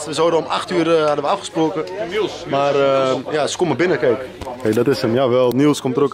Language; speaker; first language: Dutch; native; Dutch